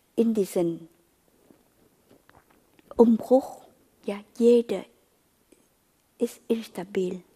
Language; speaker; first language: German; non-native, fluent; Vietnamese